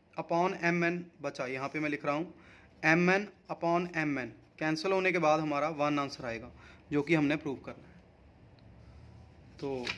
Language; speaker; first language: Hindi; non-native, local second language; Punjabi